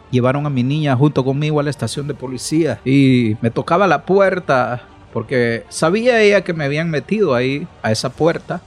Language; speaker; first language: Spanish; native; Spanish